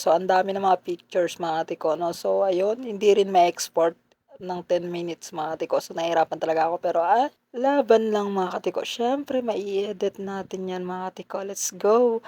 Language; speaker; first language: Filipino; non-native, local second language; Hiligaynon